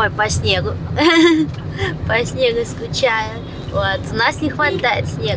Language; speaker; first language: Russian; early bilingual, other home language; Vietnamese